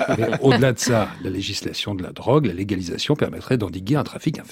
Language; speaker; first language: French; native; French